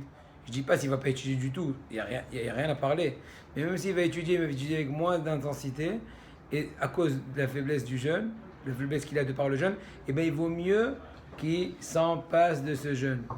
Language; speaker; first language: French; native; French